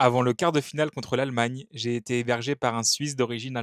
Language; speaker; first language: French; native; French